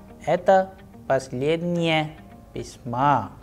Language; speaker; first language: Russian; non-native, fluent; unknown